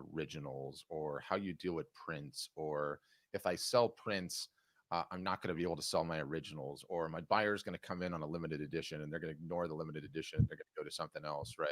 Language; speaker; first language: English; native; English